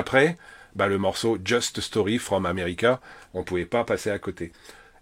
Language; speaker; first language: French; native; French